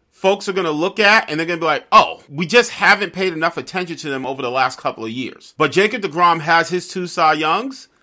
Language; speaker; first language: English; native; English